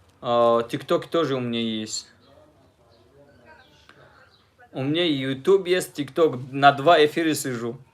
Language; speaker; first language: Russian; non-native, learner; Tajik